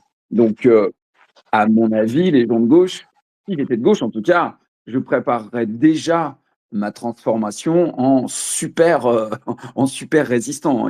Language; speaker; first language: French; native; French